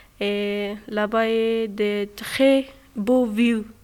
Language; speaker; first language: French; non-native, learner; Persian